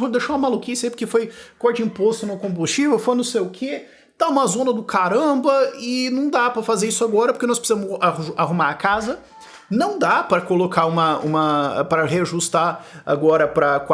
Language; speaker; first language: Portuguese; native; Portuguese